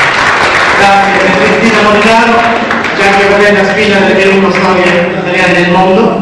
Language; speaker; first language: Italian; native; Italian